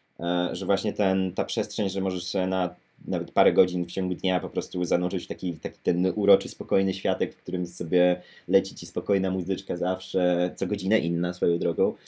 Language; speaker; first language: Polish; native; Polish